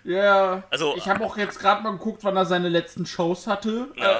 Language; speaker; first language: German; native; German